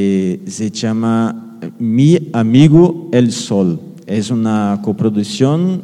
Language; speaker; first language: Spanish; non-native, fluent; Portuguese